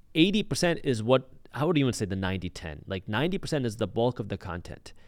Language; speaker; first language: English; early bilingual, other home language; Punjabi